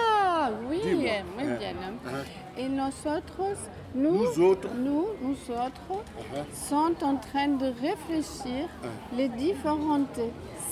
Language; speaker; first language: French; non-native, fluent; Spanish